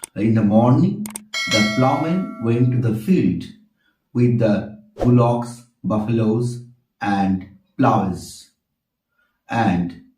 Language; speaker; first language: English; non-native, local second language; Bangla